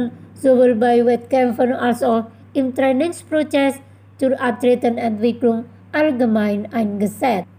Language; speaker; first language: German; non-native, fluent; Indonesian